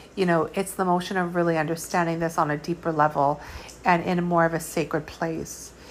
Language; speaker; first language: English; early bilingual, other home language; Georgian